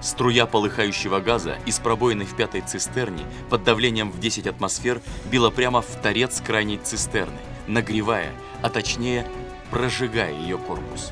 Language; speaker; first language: Russian; native; Russian